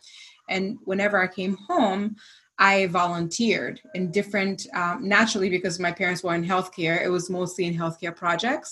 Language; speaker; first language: English; non-native, local second language; Swahili